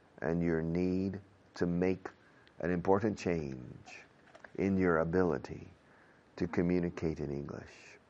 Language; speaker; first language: English; non-native, fluent; Spanish